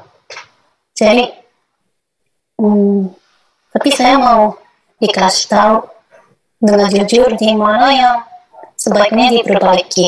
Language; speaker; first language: Indonesian; non-native, fluent; Japanese